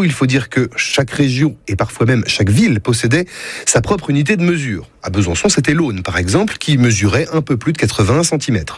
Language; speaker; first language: French; native; French